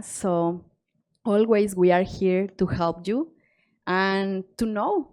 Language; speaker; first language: English; non-native, learner; Spanish